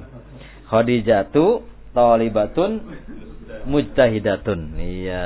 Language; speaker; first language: Arabic; non-native, learner; Indonesian